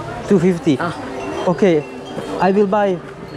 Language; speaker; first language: English; non-native, learner; Slovak